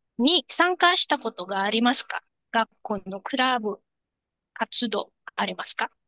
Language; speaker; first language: Japanese; non-native, fluent; Indonesian